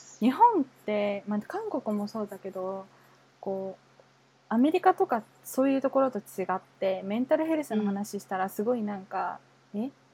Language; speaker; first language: Japanese; native; Japanese